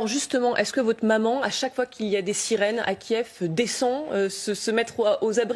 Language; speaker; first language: French; native; French